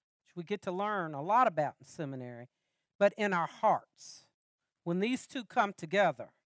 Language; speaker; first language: English; native; English